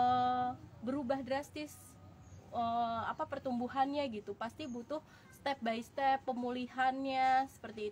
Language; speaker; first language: Indonesian; native; Indonesian